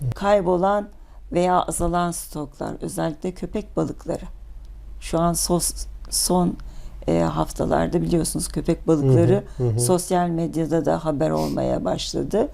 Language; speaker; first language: Turkish; native; Turkish